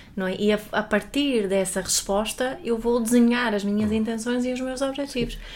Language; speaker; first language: Portuguese; non-native, fluent; English